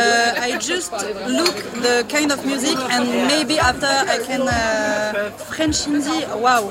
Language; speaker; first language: English; non-native, learner; French